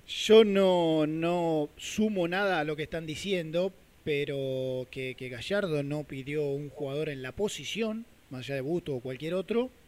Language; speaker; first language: Spanish; native; Spanish